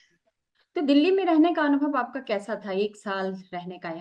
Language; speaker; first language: Hindi; native; Hindi